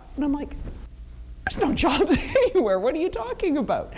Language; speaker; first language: English; native; English